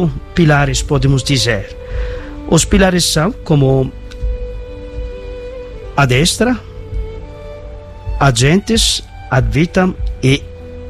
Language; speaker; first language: Portuguese; non-native, fluent; Bangla